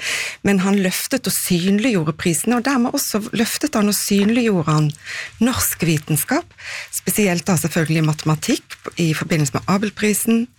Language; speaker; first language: Norwegian; native; Norwegian